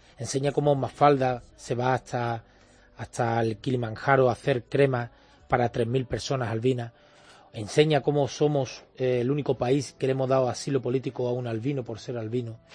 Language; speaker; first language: Spanish; native; Spanish